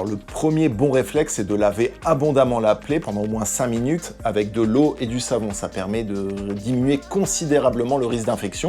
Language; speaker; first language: French; native; French